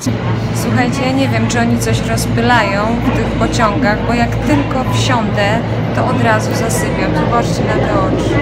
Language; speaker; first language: Polish; native; Polish